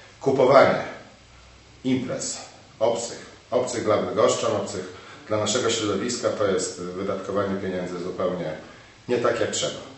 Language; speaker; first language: Polish; native; Polish